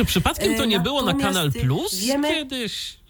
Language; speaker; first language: Polish; native; Polish